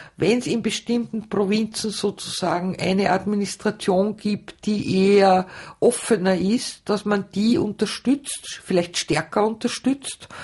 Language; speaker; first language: German; native; German